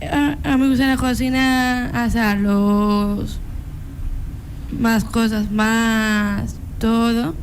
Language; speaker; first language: Spanish; non-native, learner; Papiamento